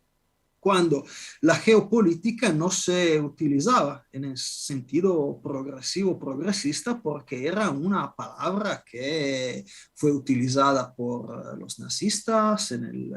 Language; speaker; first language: Spanish; non-native, fluent; Italian